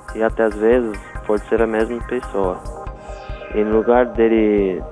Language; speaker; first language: Portuguese; non-native, fluent; English